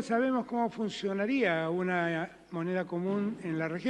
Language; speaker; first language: Spanish; native; Spanish